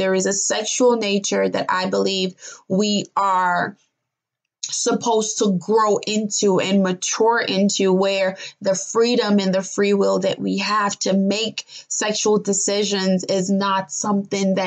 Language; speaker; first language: English; non-native, local second language; Yoruba